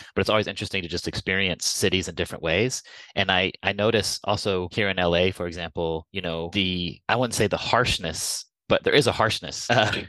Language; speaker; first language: English; native; English